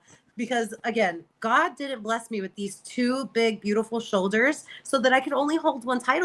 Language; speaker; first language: English; native; English